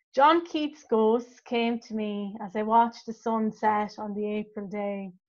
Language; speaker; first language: English; native; English